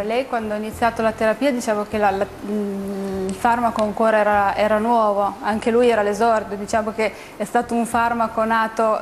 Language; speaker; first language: Italian; native; Italian